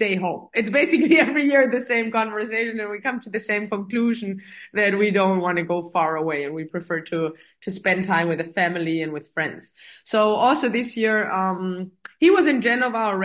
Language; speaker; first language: English; non-native, fluent; German